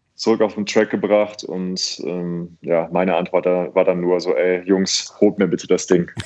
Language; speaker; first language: German; native; German